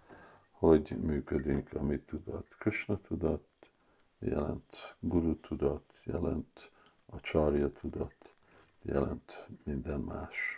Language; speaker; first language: Hungarian; early bilingual, heritage; Hungarian